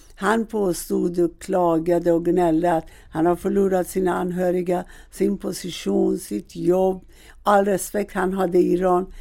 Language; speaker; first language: Swedish; non-native, fluent; Persian